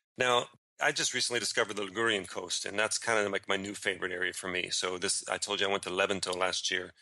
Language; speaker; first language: English; native; English